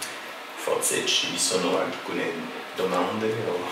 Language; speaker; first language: Italian; non-native, fluent; French